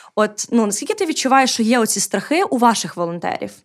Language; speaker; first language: Ukrainian; native; Ukrainian